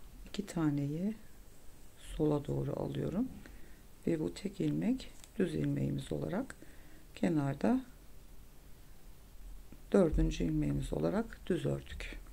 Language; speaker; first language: Turkish; native; Turkish